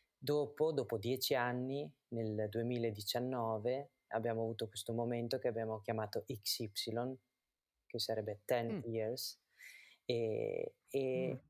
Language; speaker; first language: Italian; native; Italian